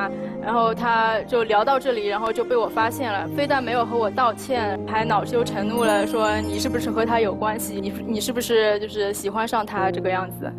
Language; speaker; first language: Chinese; native; Chinese